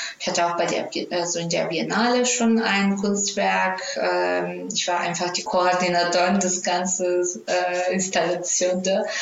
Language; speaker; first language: German; non-native, fluent; Greek